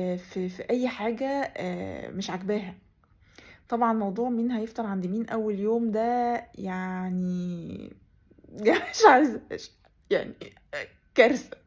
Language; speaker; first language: Arabic; native; Arabic